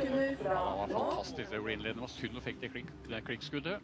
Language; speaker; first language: Norwegian; native; Norwegian